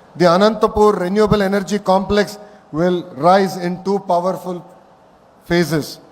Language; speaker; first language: English; non-native, local second language; Telugu